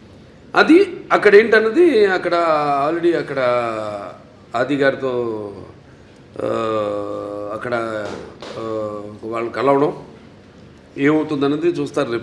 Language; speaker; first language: Telugu; native; Telugu